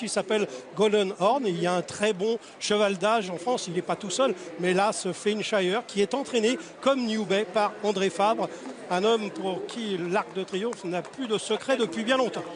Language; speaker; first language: French; native; French